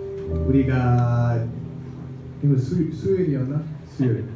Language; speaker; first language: Korean; non-native, fluent; English